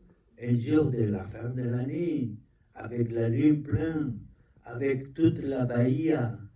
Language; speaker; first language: French; non-native, learner; Spanish